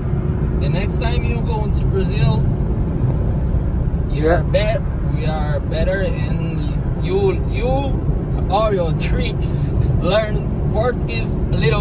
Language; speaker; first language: English; non-native, learner; Portuguese